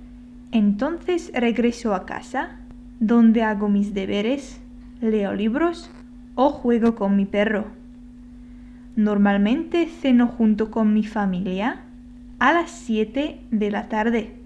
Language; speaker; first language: Spanish; non-native, fluent; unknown